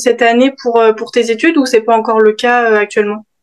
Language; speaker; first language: French; native; French